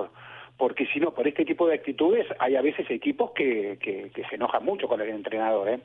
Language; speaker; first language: Spanish; native; Spanish